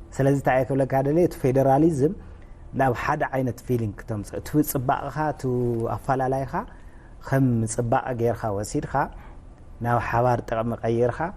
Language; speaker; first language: Tigrinya; native; Tigrinya